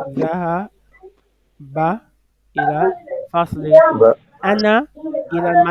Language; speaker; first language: Arabic; non-native, fluent; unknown